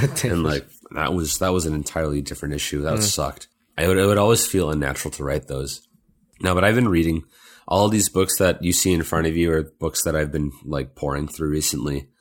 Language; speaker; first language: English; native; English